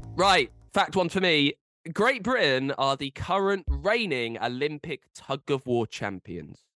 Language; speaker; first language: English; native; English